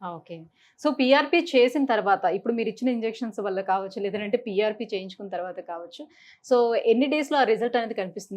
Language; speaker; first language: Telugu; native; Telugu